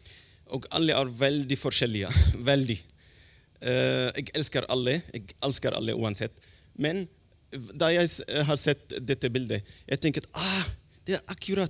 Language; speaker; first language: Norwegian; non-native, learner; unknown